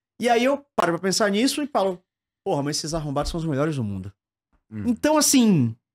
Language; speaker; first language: Portuguese; native; Portuguese